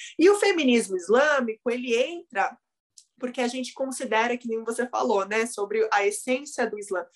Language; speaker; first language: Portuguese; native; Portuguese